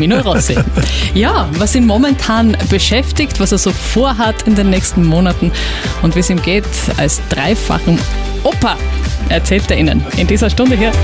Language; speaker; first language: German; native; German